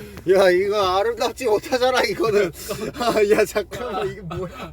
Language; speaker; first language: Korean; native; Korean